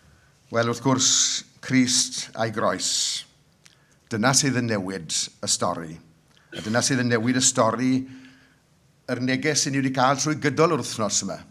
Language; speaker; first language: Welsh; native; Welsh